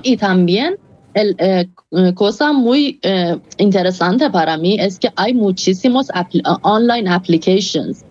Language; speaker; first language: Spanish; non-native, fluent; Persian